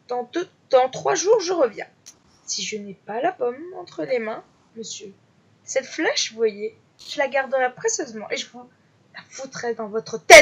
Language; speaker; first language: French; native; French